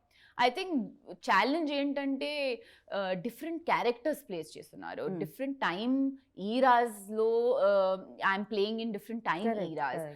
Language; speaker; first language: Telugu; non-native, local second language; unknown